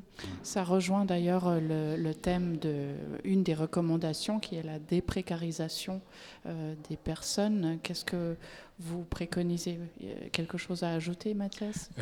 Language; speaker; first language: French; native; French